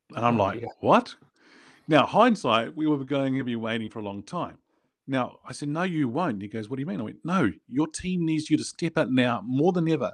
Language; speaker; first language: English; native; English